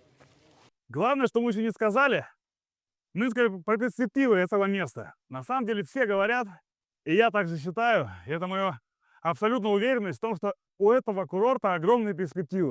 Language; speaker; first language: Russian; native; Russian